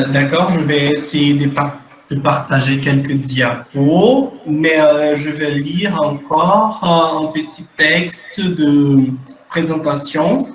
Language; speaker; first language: French; non-native, fluent; Portuguese